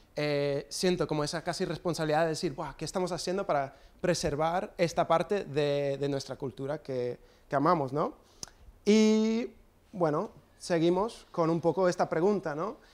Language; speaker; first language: Spanish; non-native, fluent; English